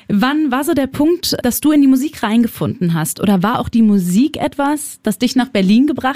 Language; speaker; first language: German; native; German